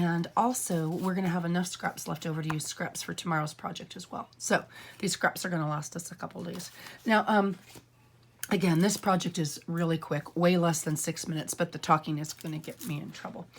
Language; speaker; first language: English; native; English